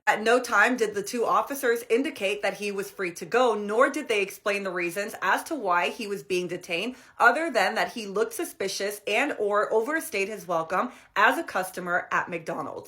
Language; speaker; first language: English; native; English